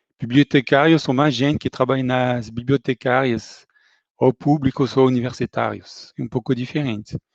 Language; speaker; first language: Portuguese; non-native, fluent; French